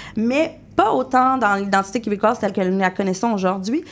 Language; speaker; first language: French; native; French